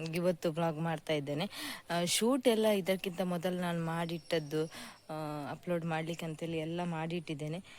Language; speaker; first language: Kannada; native; Kannada